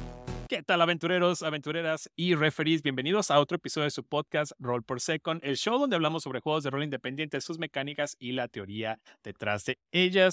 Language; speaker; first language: Spanish; native; Spanish